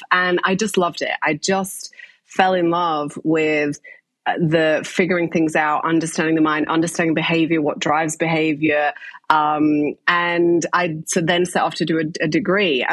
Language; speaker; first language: English; native; English